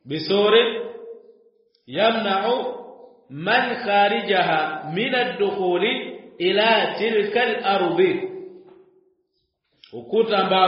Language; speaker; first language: Arabic; non-native, fluent; Swahili